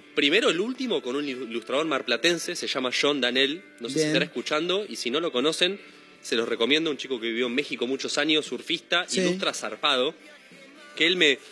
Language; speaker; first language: Spanish; native; Spanish